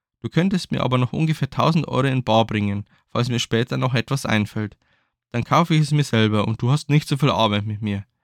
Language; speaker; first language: German; native; German